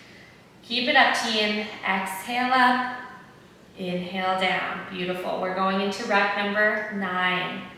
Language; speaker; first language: English; native; English